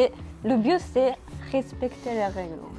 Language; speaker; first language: French; non-native, learner; Japanese